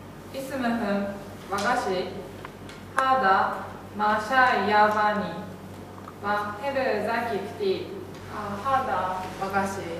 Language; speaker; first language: Arabic; non-native, learner; Japanese